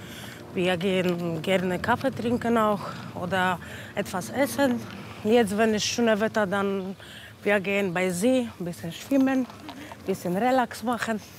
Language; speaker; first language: German; non-native, learner; Polish